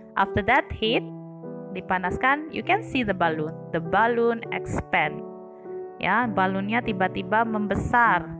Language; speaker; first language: English; non-native, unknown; Indonesian